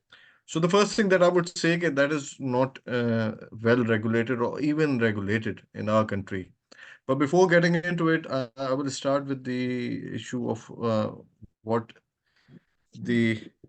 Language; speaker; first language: English; non-native, local second language; Urdu